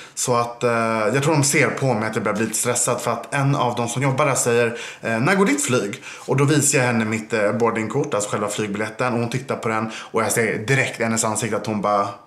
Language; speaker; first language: Swedish; native; Swedish